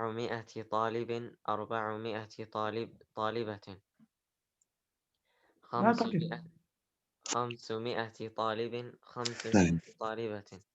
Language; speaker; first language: Arabic; non-native, learner; English